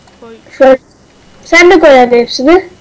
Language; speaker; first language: Turkish; native; Turkish